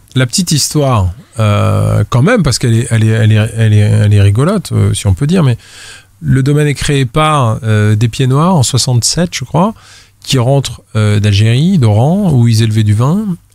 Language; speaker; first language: French; native; French